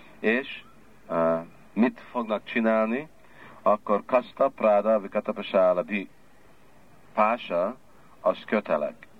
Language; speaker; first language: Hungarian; early bilingual, heritage; Hungarian